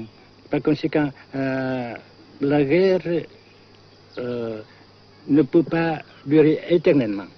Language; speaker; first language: French; non-native, fluent; Vietnamese